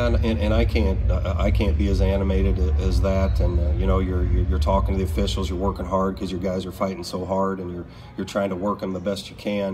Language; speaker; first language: English; native; English